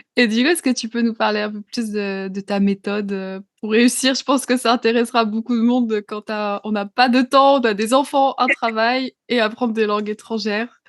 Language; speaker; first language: French; native; French